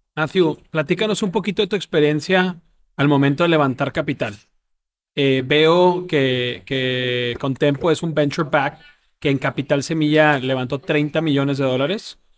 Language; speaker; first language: Spanish; native; Spanish